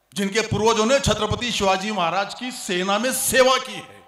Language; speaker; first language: Hindi; non-native, local second language; Marathi